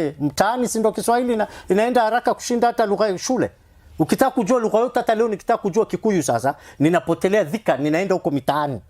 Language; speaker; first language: Swahili; non-native, fluent; Somali